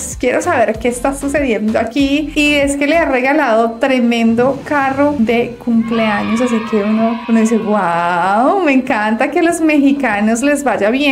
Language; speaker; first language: Spanish; native; Spanish